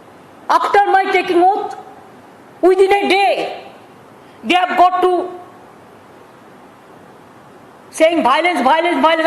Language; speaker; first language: English; non-native, local second language; Bangla